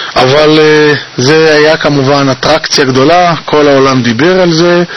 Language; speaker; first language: Hebrew; native; Hebrew